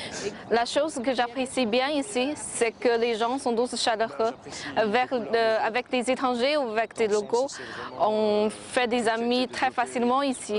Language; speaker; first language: French; non-native, fluent; Chinese